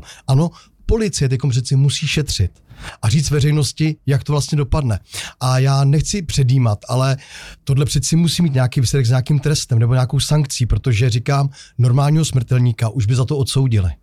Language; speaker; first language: Czech; native; Czech